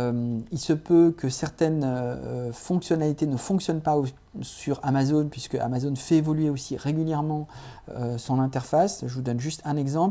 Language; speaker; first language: French; native; French